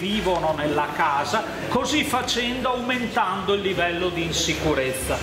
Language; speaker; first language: Italian; native; Italian